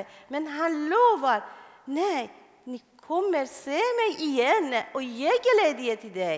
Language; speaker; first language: Swedish; non-native, fluent; Persian